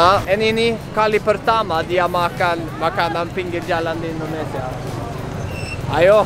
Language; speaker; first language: Indonesian; non-native, fluent; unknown